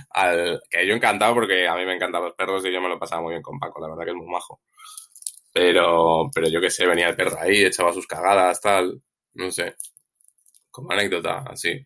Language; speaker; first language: Spanish; native; Spanish